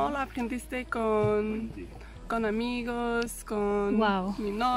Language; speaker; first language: Spanish; non-native, fluent; French